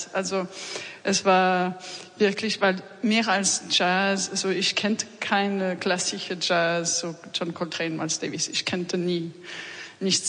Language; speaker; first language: German; non-native, fluent; French